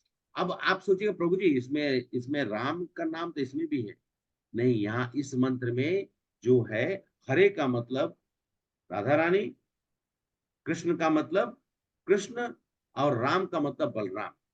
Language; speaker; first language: Hindi; native; Hindi